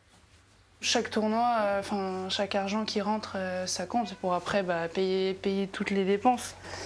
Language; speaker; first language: French; native; French